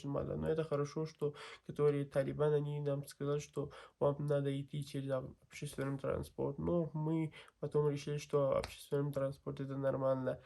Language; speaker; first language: Russian; non-native, learner; Kyrgyz